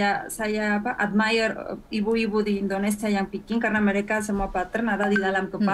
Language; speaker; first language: Indonesian; non-native, fluent; Spanish